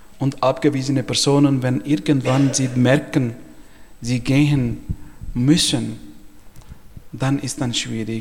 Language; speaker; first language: German; non-native, fluent; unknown